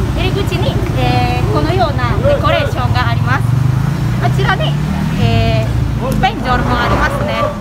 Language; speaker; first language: Japanese; non-native, fluent; Balinese